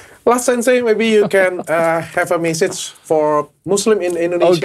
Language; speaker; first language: English; non-native, learner; Indonesian